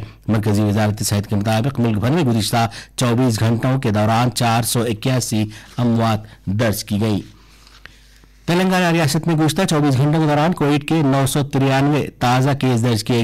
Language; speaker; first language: Urdu; native; Urdu